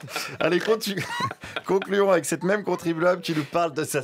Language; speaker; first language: French; native; French